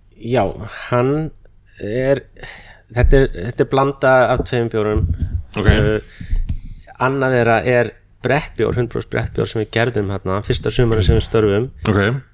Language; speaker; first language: Icelandic; non-native, fluent; English